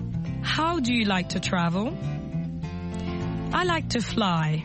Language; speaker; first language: English; non-native, fluent; French